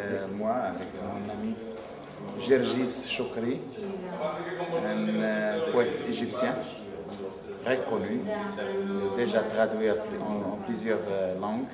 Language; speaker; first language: French; non-native, local second language; Arabic